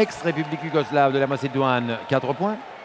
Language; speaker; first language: French; non-native, learner; Turkish